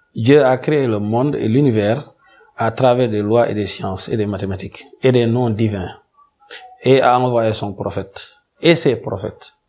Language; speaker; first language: French; non-native, local second language; Wolof